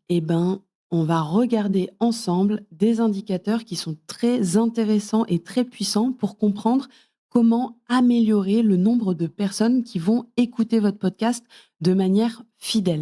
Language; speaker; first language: French; native; French